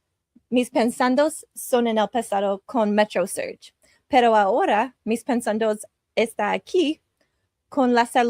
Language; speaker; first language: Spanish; non-native, learner; English